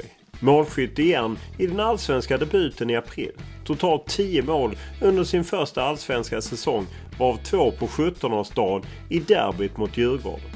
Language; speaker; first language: Swedish; native; Swedish